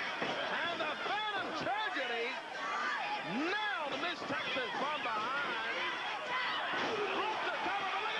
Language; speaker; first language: English; native; English